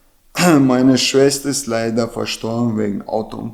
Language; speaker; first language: German; non-native, learner; Chechen